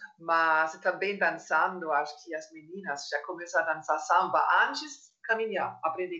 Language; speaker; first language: Portuguese; non-native, fluent; German